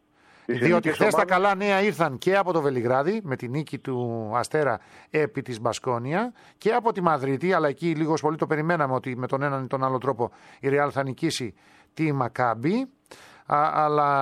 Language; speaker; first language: Greek; native; Greek